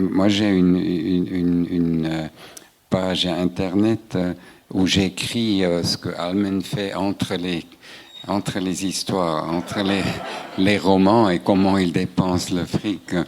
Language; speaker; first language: French; non-native, local second language; German